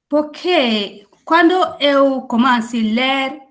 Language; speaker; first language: Portuguese; non-native, learner; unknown